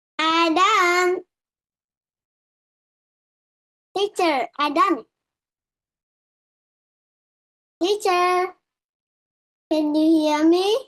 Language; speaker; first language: English; non-native, learner; Vietnamese